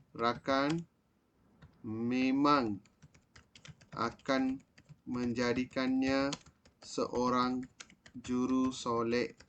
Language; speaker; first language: Malay; non-native, local second language; Tamil